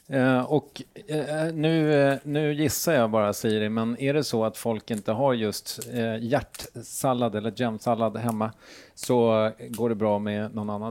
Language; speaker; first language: Swedish; native; Swedish